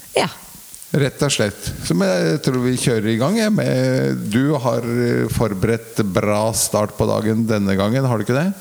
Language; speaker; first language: Norwegian; native; Norwegian